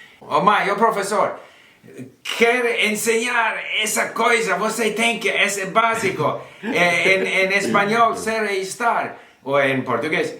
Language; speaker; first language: Portuguese; non-native, learner; English